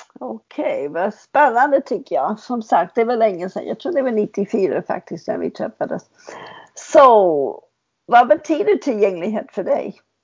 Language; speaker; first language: Swedish; non-native, fluent; English